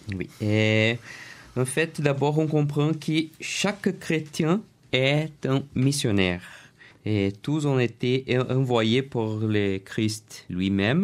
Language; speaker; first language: French; non-native, learner; Portuguese